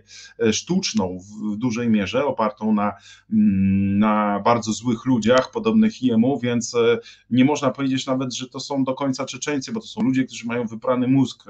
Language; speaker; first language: Polish; native; Polish